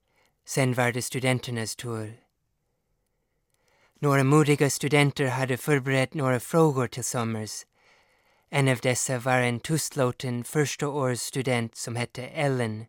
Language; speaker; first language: Swedish; non-native, fluent; English